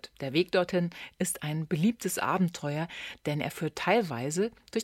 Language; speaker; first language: German; native; German